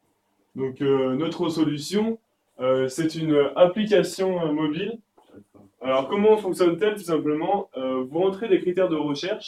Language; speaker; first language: French; native; French